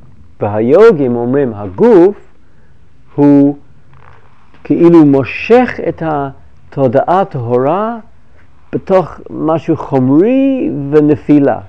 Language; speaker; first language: Hebrew; non-native, fluent; English